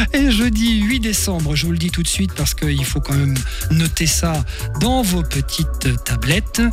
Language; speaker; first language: French; native; French